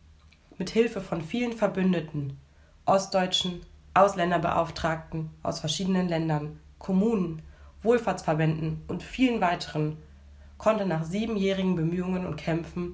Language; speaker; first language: German; native; German